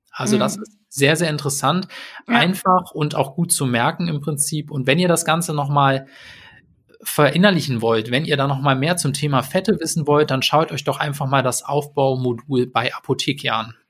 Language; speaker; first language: German; native; German